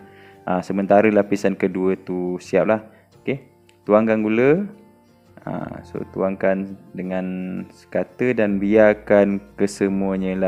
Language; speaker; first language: Malay; native; Malay